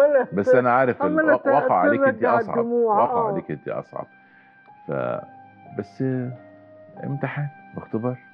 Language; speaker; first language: Arabic; native; Arabic